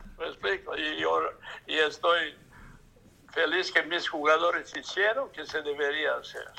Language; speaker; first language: Spanish; non-native, fluent; Serbian